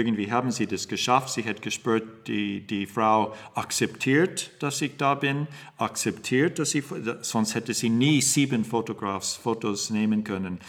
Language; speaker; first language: German; non-native, fluent; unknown